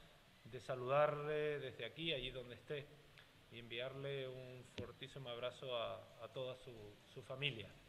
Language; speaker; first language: Spanish; native; Spanish